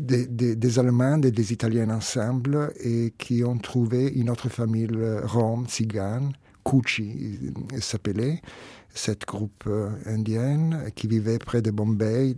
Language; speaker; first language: French; non-native, fluent; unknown